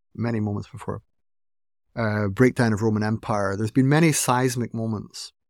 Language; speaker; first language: English; native; English